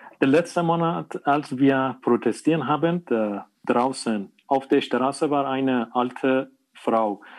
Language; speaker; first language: German; non-native, learner; Persian